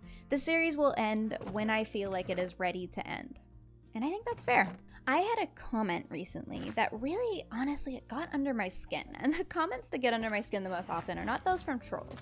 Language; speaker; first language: English; native; English